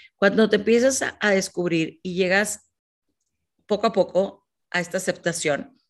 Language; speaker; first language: Spanish; native; Spanish